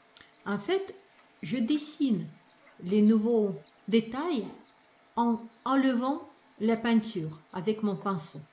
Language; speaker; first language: French; non-native, fluent; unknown